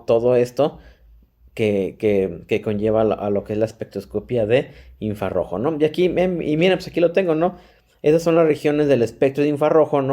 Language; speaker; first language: Spanish; native; Spanish